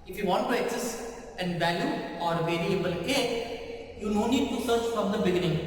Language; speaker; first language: English; non-native, local second language; Kannada